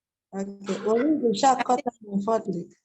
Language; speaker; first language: Arabic; non-native, learner; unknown